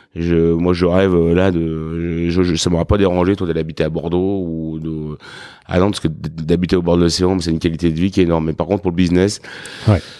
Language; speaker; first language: French; native; French